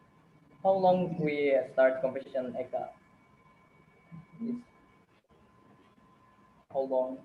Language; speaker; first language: English; non-native, learner; Indonesian